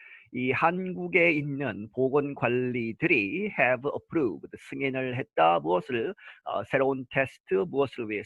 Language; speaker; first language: Korean; native; Korean